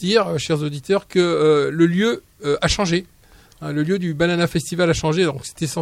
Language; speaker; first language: French; native; French